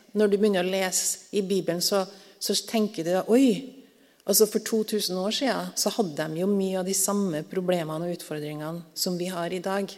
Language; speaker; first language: Norwegian; native; Norwegian